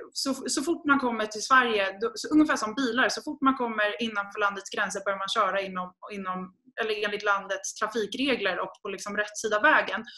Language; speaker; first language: Swedish; native; Swedish